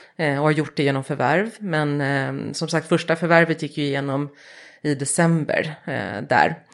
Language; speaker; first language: Swedish; early bilingual, heritage; Swedish